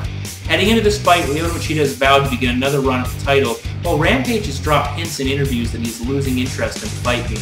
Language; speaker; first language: English; native; English